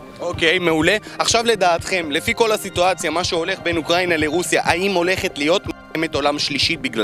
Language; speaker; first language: Hebrew; native; Hebrew